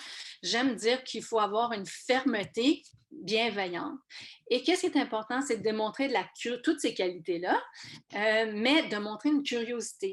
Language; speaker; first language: French; native; French